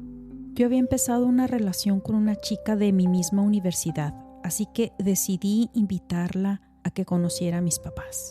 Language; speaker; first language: Spanish; native; Spanish